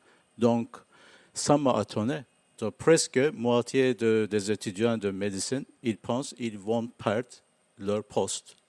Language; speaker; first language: French; non-native, learner; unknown